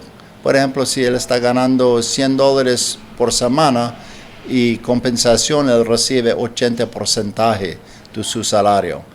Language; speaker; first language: Spanish; non-native, learner; English